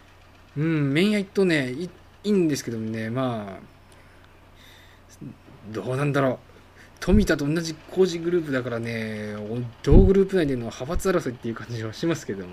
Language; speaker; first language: Japanese; native; Japanese